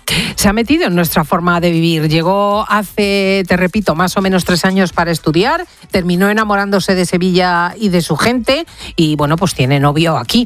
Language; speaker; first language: Spanish; native; Spanish